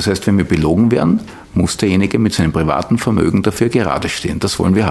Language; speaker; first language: German; native; German